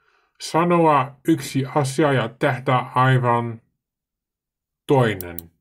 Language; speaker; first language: Finnish; non-native, learner; Dutch